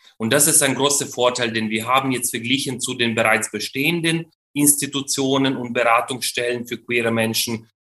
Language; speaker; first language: German; non-native, fluent; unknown